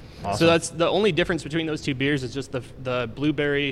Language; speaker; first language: English; native; English